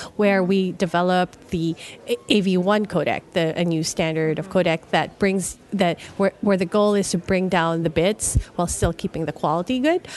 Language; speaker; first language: English; non-native, local second language; Filipino